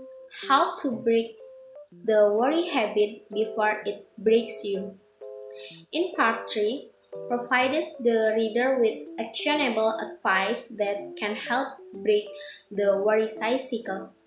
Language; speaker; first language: English; non-native, fluent; Indonesian